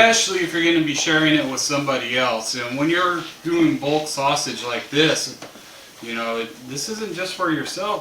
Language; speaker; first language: English; native; English